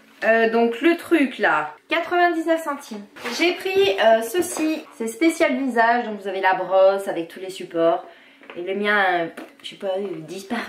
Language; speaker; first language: French; native; French